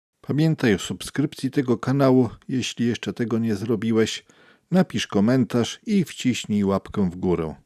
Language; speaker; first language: Polish; native; Polish